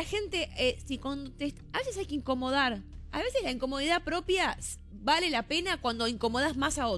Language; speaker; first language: Spanish; native; Spanish